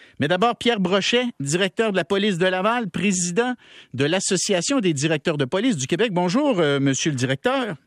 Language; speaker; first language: French; native; French